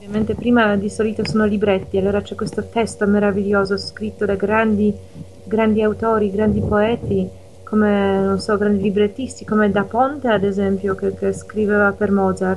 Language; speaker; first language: Italian; non-native, fluent; Polish